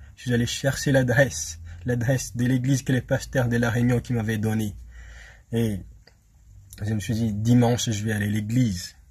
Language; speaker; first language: French; non-native, local second language; Malagasy